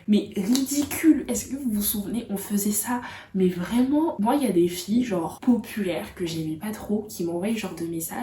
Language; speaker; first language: French; native; French